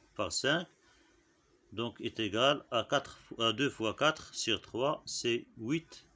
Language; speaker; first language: French; non-native, local second language; Arabic